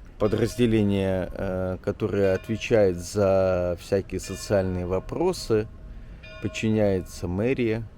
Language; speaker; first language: Russian; native; Russian